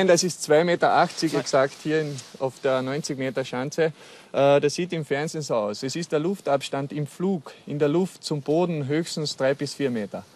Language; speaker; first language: German; native; German